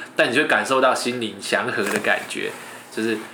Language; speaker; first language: Chinese; non-native, local second language; Min Nan Chinese